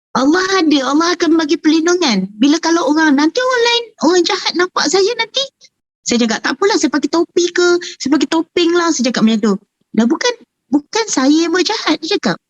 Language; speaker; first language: Malay; native; Malay